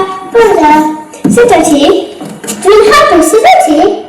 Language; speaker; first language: Welsh; non-native, learner; English